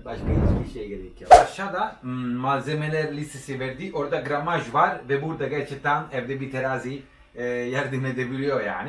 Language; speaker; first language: Turkish; non-native, learner; Italian